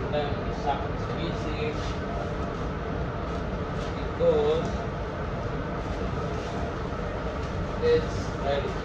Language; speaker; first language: English; non-native, learner; Indonesian